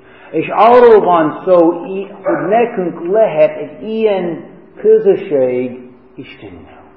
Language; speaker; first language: Hungarian; non-native, fluent; English